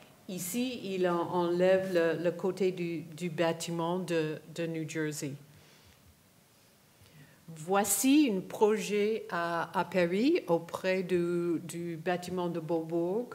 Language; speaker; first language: French; non-native, fluent; English